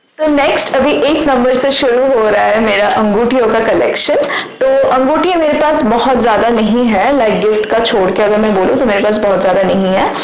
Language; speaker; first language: Hindi; non-native, local second language; Bangla